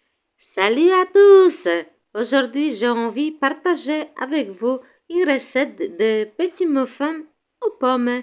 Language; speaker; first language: French; non-native, fluent; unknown